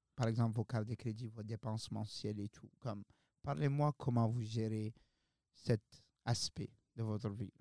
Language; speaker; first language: French; non-native, local second language; Arabic